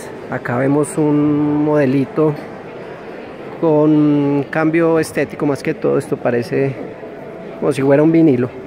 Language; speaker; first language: Spanish; native; Spanish